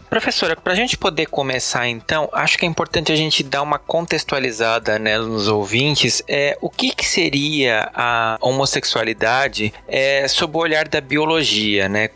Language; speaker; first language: Portuguese; native; Portuguese